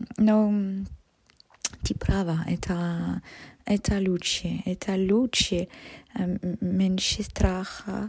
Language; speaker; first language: Russian; non-native, learner; French